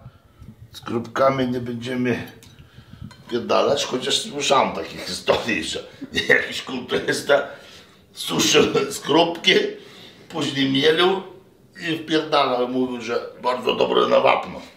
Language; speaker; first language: Polish; non-native, fluent; Lithuanian